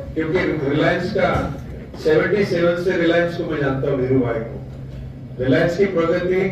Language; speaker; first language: Hindi; non-native, local second language; Marathi